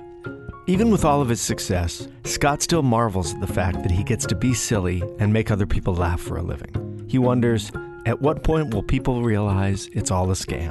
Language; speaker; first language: English; native; English